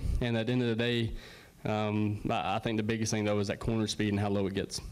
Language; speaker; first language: English; native; English